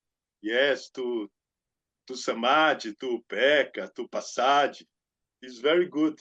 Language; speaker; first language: English; non-native, learner; Portuguese